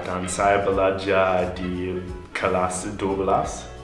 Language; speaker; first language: Indonesian; non-native, learner; English